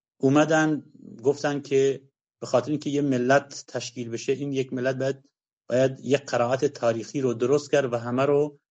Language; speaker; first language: Persian; non-native, local second language; Kurdish